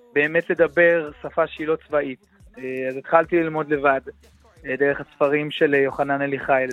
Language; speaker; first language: Hebrew; native; Hebrew